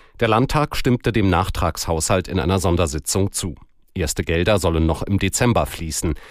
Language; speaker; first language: German; native; German